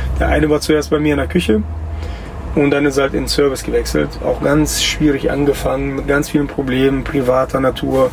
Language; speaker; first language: German; early bilingual, other home language; Russian